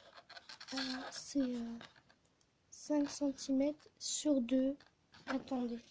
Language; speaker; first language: French; native; French